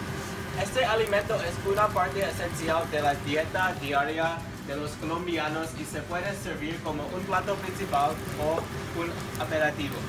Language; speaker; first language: Spanish; non-native, learner; English